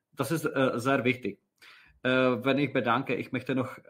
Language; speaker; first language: German; non-native, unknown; Czech